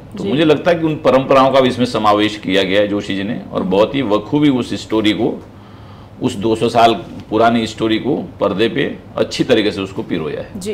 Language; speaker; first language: Hindi; native; Hindi